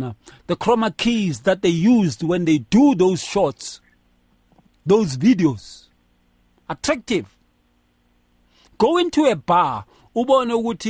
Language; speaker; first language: English; non-native, local second language; Zulu